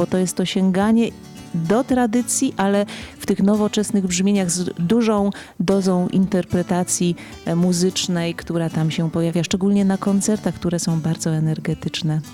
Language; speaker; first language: Polish; native; Polish